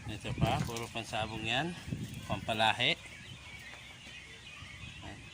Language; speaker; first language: Filipino; native; Filipino